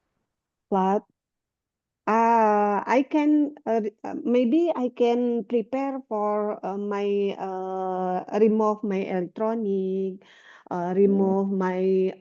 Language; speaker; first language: English; non-native, learner; Indonesian